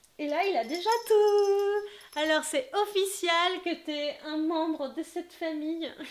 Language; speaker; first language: French; non-native, fluent; Spanish